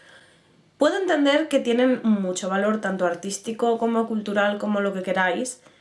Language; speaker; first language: Spanish; native; Spanish